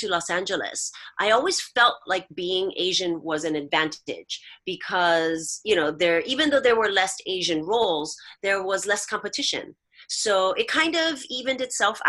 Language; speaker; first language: English; early bilingual, other home language; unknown